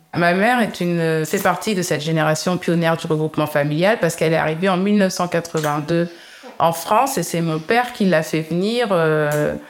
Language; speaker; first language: French; native; French